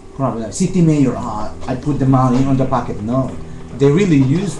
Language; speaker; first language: English; non-native, fluent; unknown